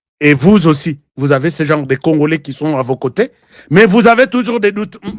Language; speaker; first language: French; non-native, local second language; Lingala